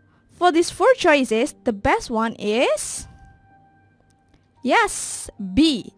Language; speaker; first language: English; non-native, fluent; Indonesian